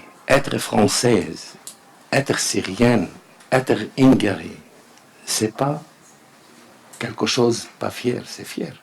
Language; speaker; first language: French; non-native, learner; Arabic